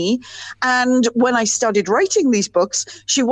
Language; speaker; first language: English; native; English